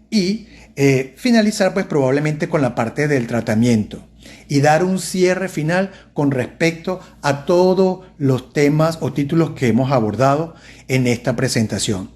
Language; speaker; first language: Spanish; native; Spanish